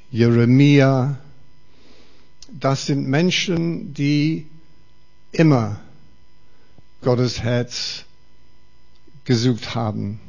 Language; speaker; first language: German; non-native, fluent; English